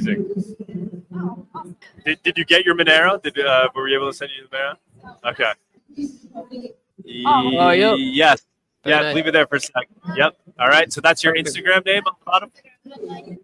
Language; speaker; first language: English; native; English